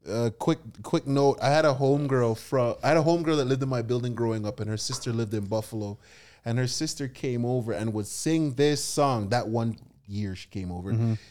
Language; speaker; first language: English; native; English